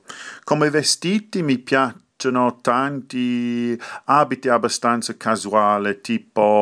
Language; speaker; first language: Italian; non-native, fluent; English